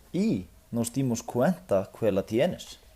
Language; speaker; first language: Spanish; non-native, learner; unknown